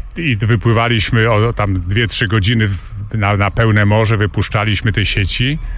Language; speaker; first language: Polish; non-native, local second language; Kashubian